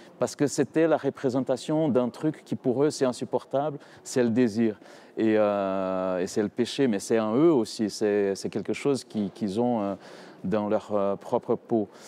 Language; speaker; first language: French; non-native, fluent; Portuguese